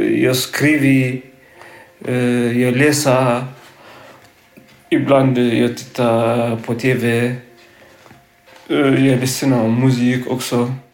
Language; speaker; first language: Swedish; non-native, learner; Tigrinya